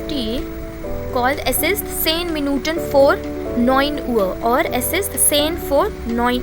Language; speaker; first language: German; non-native, fluent; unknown